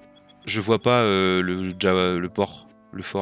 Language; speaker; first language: French; native; French